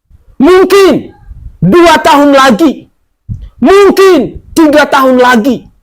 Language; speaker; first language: Indonesian; native; Indonesian